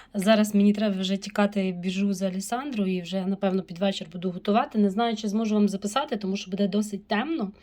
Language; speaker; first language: Ukrainian; non-native, local second language; Russian